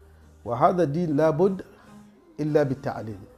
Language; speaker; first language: Arabic; non-native, fluent; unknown